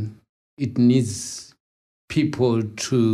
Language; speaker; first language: English; non-native, local second language; Shona